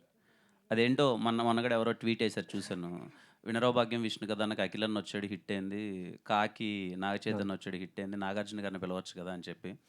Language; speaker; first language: Telugu; native; Telugu